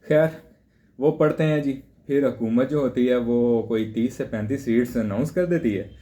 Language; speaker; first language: Urdu; non-native, local second language; Punjabi